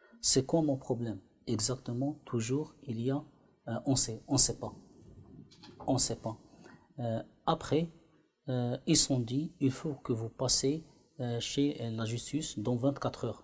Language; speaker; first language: French; non-native, learner; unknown